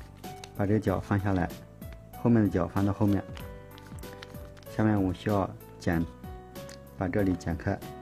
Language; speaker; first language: Chinese; native; Chinese